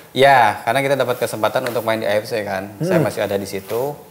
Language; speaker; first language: Indonesian; native; Indonesian